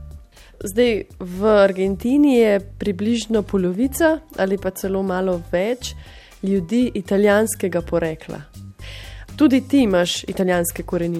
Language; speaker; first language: Slovenian; native; Slovenian